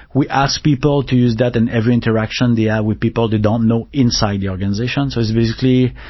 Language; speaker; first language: English; non-native, fluent; French